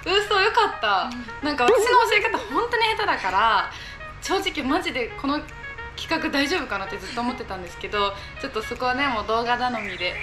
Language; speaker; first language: Japanese; native; Japanese